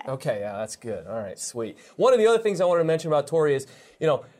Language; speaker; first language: English; native; English